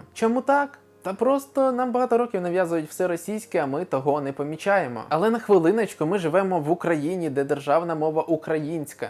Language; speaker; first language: Ukrainian; non-native, local second language; Russian